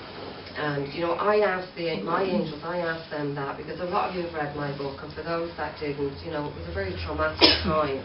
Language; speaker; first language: English; native; English